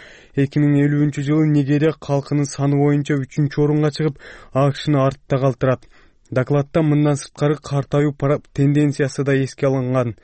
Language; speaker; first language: Kyrgyz; native; Kyrgyz